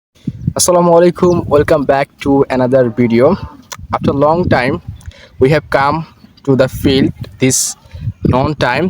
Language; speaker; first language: English; non-native, learner; Bangla